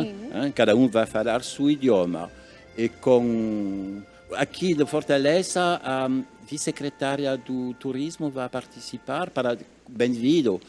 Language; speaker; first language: Portuguese; non-native, learner; French